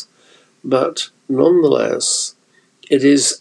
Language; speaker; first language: English; native; English